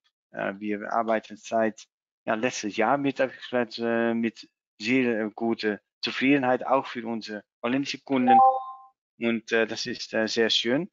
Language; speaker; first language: German; non-native, learner; Dutch